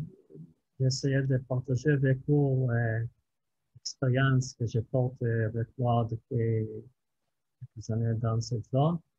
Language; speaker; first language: French; non-native, fluent; Hebrew